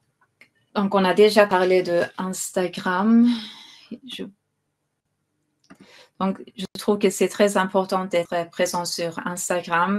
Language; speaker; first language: French; non-native, fluent; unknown